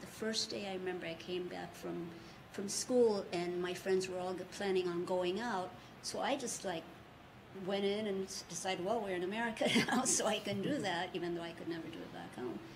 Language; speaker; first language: English; early bilingual, other home language; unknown